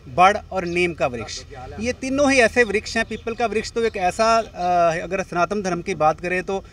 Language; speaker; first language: Hindi; native; Hindi